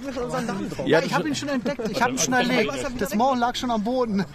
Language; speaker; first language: German; native; German